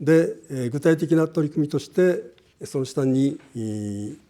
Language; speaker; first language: Japanese; native; Japanese